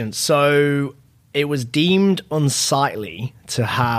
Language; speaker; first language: English; native; English